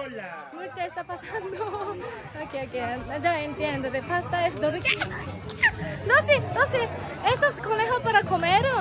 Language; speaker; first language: Spanish; non-native, learner; Japanese